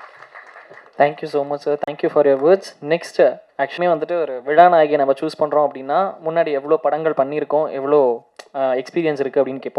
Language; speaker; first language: Tamil; native; Tamil